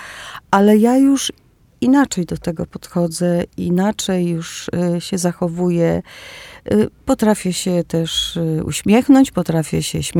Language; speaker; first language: Polish; early bilingual, other home language; Greek